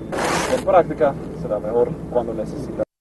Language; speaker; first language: Spanish; non-native, fluent; English